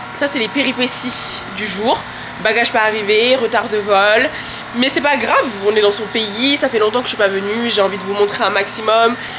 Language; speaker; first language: French; early bilingual, other home language; Bambara